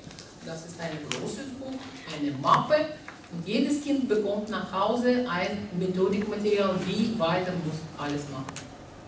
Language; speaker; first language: German; non-native, learner; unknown